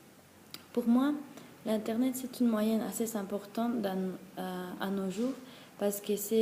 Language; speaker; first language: French; non-native, learner; Spanish